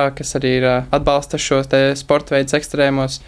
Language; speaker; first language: Latvian; native; Latvian